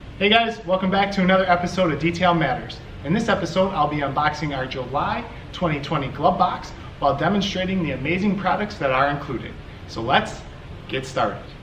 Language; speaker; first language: English; native; English